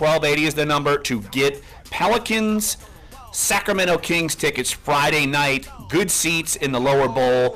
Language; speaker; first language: English; native; English